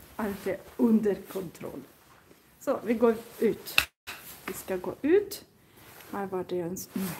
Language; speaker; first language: Swedish; non-native, fluent; Russian